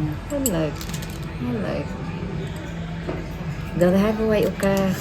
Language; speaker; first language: Dutch; non-native, fluent; Filipino